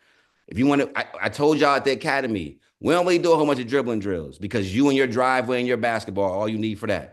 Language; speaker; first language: English; native; English